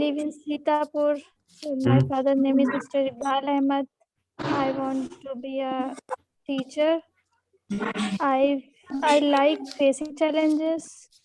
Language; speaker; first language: English; non-native, learner; Hindi